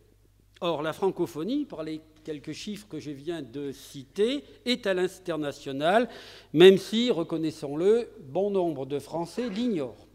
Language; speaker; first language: French; native; French